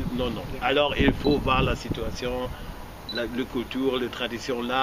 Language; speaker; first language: French; non-native, fluent; German